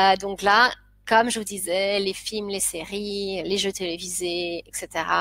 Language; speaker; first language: French; native; French